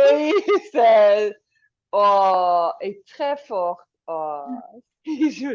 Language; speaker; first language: French; non-native, fluent; Dutch